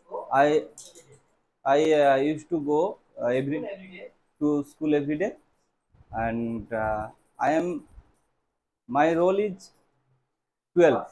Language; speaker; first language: English; non-native, learner; Bangla